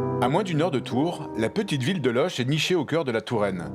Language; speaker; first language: French; native; French